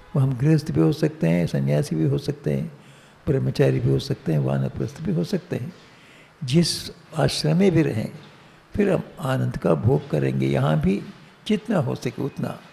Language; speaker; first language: Hindi; non-native, local second language; Tamil